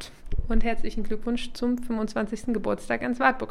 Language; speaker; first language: German; native; German